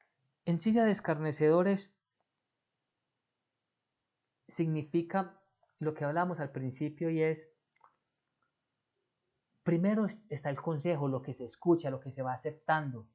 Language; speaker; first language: Spanish; native; Spanish